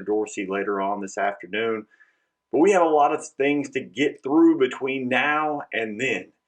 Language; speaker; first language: English; native; English